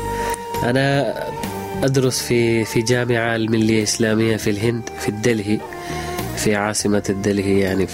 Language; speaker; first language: Arabic; non-native, fluent; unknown